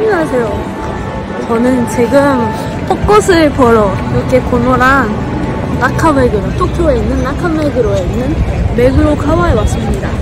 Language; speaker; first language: Korean; non-native, fluent; Japanese